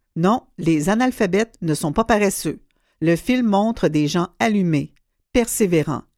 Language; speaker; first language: French; native; French